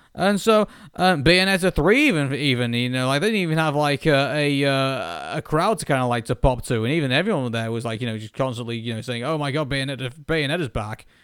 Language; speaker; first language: English; native; English